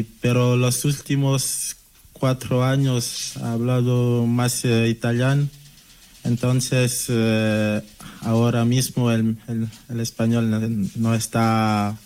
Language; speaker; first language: Spanish; non-native, learner; French